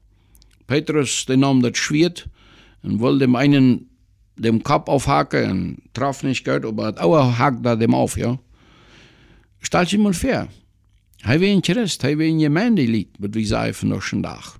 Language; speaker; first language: German; non-native, learner; Plautdietsch